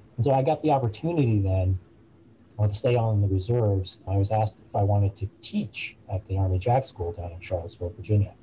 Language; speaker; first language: English; native; English